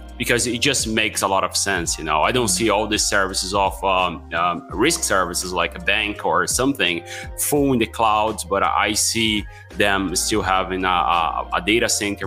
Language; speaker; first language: English; non-native, fluent; Portuguese